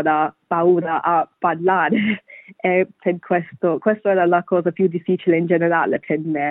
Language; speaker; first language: Italian; non-native, fluent; Bangla